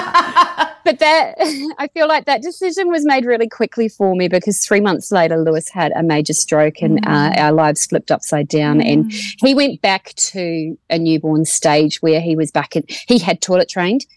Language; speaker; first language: English; native; English